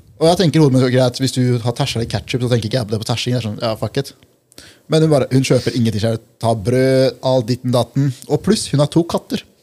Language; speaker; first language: Norwegian; early bilingual, other home language; Punjabi